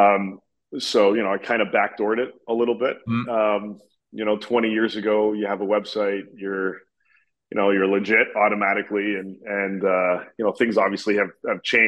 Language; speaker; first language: English; native; English